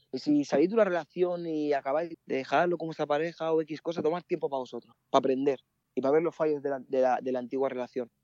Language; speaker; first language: Spanish; early bilingual, other home language; Mandingo